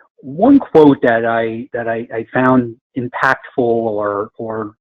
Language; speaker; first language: English; native; English